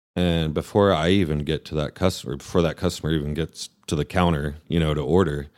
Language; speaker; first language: English; native; English